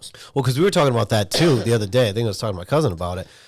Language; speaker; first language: English; native; English